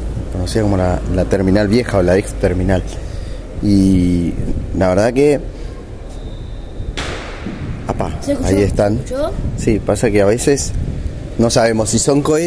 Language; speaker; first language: Spanish; native; Spanish